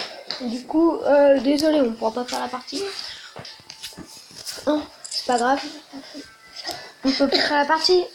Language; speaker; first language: French; native; French